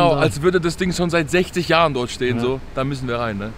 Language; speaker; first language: German; native; German